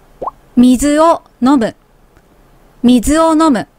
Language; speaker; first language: Japanese; native; Japanese